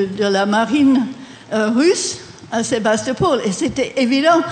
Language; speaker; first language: French; non-native, fluent; English